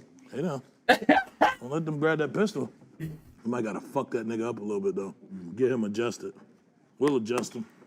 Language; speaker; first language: English; native; English